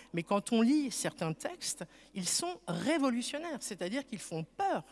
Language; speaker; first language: French; native; French